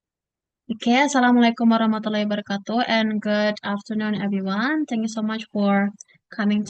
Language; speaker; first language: English; non-native, fluent; Indonesian